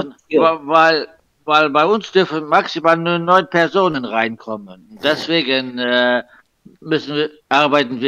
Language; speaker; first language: German; non-native, local second language; Luxembourgish